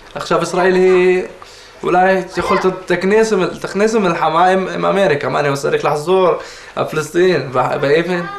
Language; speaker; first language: Hebrew; non-native, local second language; Arabic